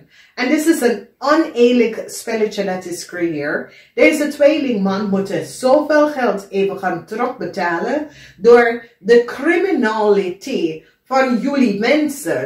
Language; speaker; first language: Dutch; non-native, fluent; English